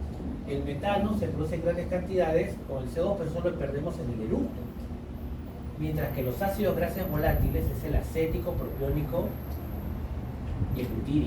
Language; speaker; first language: Spanish; native; Spanish